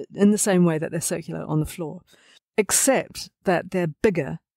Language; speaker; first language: English; native; English